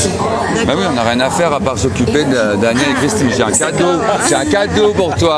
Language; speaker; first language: French; native; French